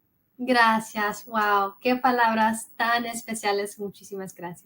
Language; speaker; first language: Spanish; early bilingual, heritage; English